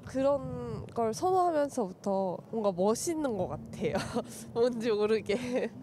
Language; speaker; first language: Korean; native; Korean